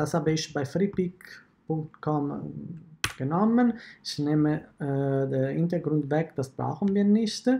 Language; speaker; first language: German; non-native, fluent; Italian